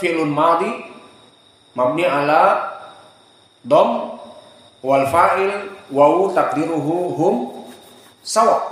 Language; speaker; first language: Arabic; non-native, fluent; Indonesian